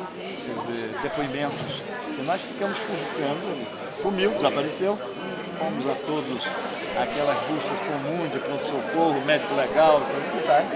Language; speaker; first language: Portuguese; native; Portuguese